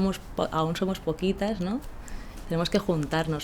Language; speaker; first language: Spanish; native; Spanish